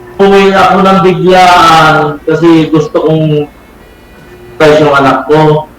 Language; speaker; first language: Filipino; non-native, local second language; Iloko